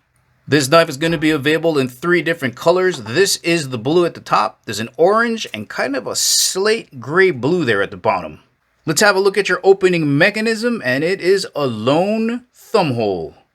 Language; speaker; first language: English; native; English